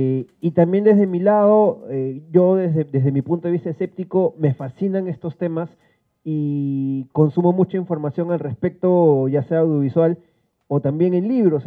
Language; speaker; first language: Spanish; native; Spanish